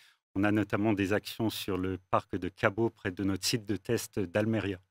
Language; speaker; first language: French; native; French